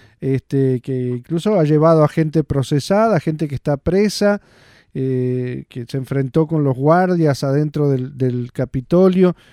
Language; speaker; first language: Spanish; native; Spanish